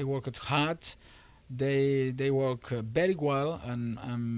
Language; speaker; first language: English; non-native, learner; Spanish